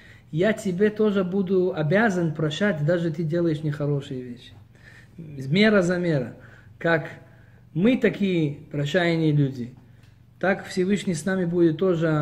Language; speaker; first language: Russian; early bilingual, heritage; Russian